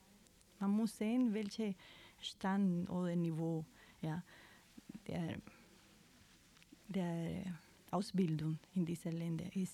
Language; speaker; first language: German; non-native, fluent; Spanish